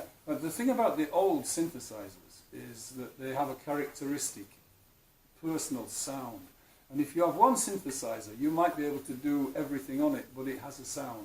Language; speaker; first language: English; non-native, fluent; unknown